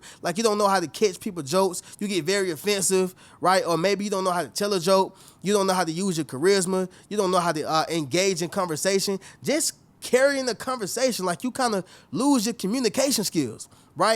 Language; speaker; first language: English; native; English